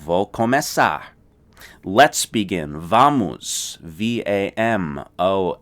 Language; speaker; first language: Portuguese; non-native, fluent; English